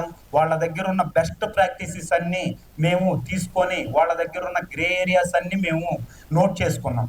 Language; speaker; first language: Telugu; native; Telugu